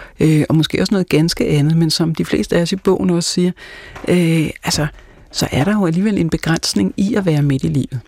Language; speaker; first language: Danish; native; Danish